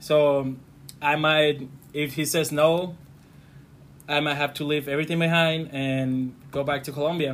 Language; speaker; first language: English; non-native, fluent; Spanish